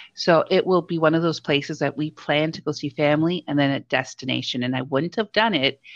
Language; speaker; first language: English; native; English